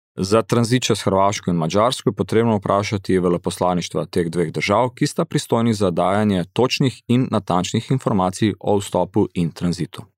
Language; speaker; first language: Slovenian; early bilingual, heritage; Slovenian